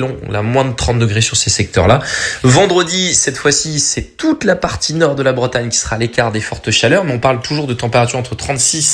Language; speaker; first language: French; native; French